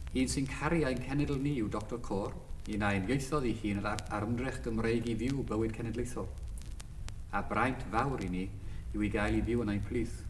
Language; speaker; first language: Welsh; non-native, local second language; English